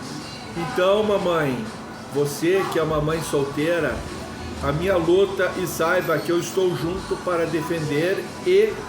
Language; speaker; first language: Portuguese; native; Portuguese